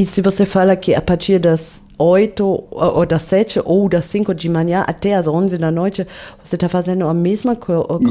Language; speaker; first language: Portuguese; non-native, fluent; German